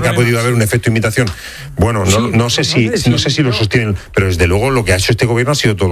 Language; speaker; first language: Spanish; native; Spanish